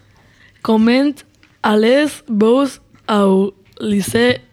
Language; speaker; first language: French; non-native, learner; Spanish